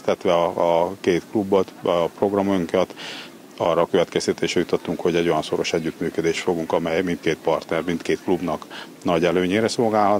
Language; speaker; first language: Hungarian; native; Hungarian